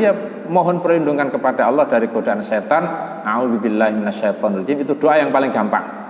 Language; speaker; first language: Indonesian; native; Indonesian